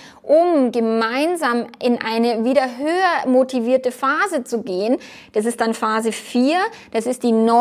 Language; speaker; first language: German; native; German